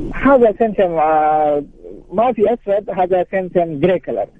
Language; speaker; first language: Arabic; non-native, learner; Urdu